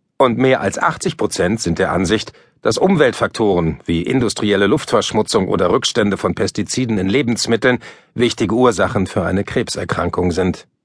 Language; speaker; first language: German; native; German